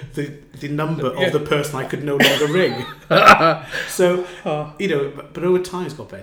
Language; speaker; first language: English; native; English